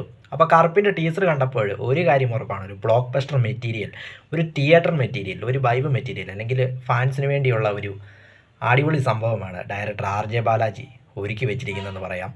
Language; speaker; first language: Malayalam; native; Malayalam